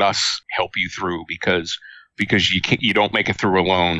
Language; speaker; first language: English; native; English